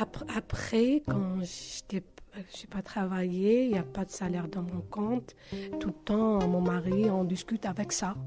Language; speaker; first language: French; non-native, learner; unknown